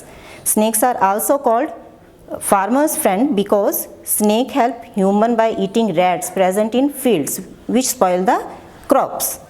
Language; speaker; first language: English; non-native, local second language; Gujarati